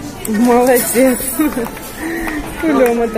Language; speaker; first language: Russian; native; Russian